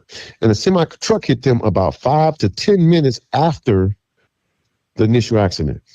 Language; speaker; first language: English; native; English